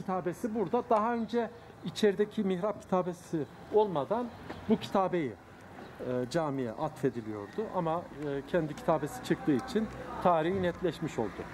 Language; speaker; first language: Turkish; native; Turkish